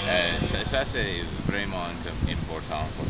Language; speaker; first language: French; non-native, local second language; English